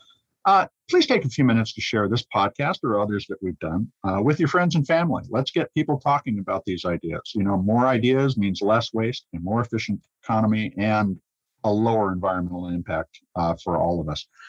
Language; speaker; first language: English; native; English